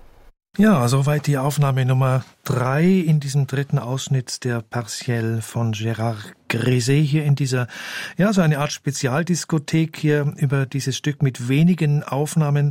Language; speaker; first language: German; native; German